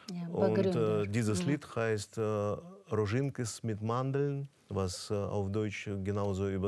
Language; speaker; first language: German; non-native, fluent; Russian